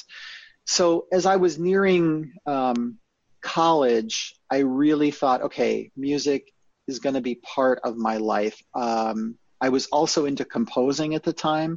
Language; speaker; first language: English; native; English